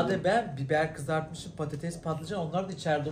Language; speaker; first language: Turkish; native; Turkish